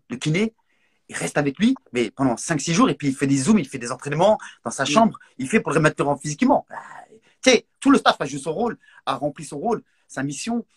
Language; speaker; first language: French; non-native, local second language; Arabic